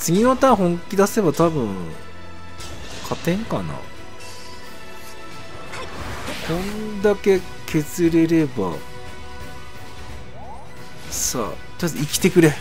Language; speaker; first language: Japanese; native; Japanese